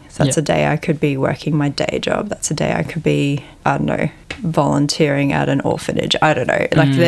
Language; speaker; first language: English; native; English